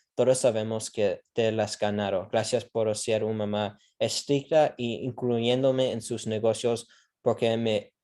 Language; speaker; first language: Spanish; early bilingual, other home language; English